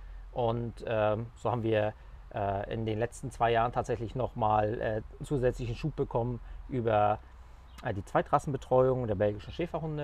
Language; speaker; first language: German; native; German